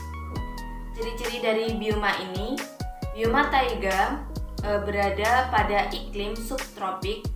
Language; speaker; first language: Indonesian; native; Indonesian